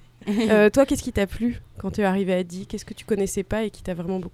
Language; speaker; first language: French; native; French